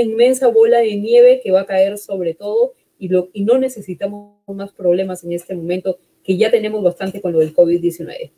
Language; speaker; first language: Spanish; native; Spanish